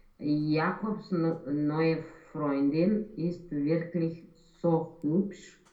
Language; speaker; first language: German; non-native, learner; Romanian